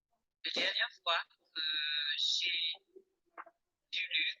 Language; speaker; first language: French; non-native, learner; English